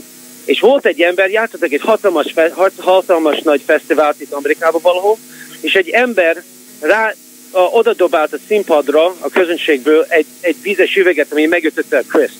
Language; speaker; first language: Hungarian; early bilingual, heritage; Hungarian